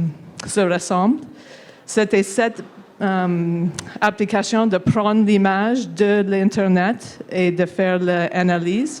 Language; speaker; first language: French; non-native, local second language; English